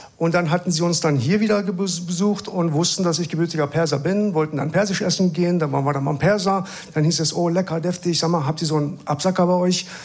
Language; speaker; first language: German; early bilingual, other home language; Persian